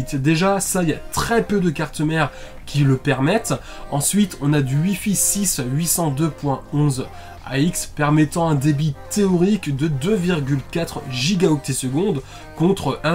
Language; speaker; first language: French; native; French